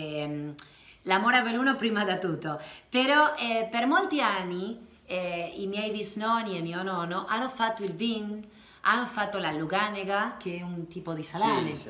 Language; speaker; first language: Italian; non-native, learner; Spanish